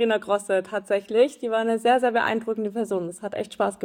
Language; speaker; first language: German; native; German